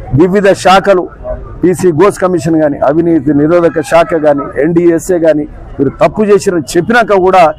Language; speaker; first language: Telugu; native; Telugu